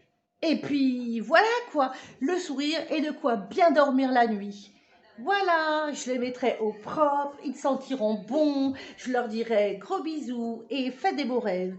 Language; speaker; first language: French; native; French